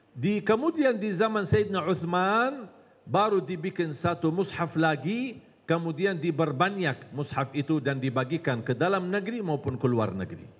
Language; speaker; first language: Indonesian; non-native, fluent; Arabic